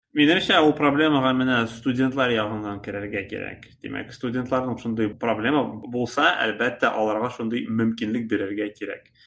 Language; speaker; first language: Tatar; native; Tatar